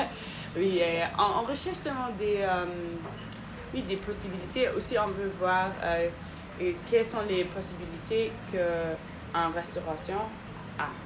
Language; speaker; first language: French; non-native, fluent; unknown